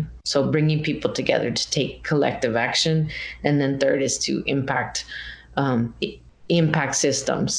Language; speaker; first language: English; native; English